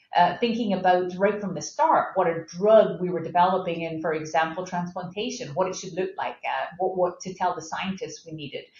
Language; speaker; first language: English; native; English